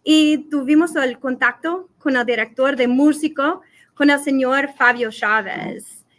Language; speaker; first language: Spanish; non-native, fluent; English